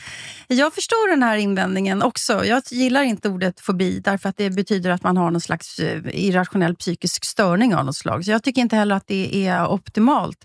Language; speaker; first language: Swedish; native; Swedish